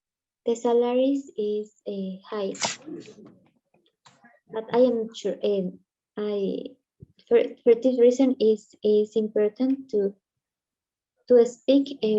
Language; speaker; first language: English; non-native, learner; Spanish